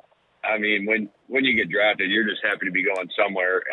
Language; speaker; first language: English; native; English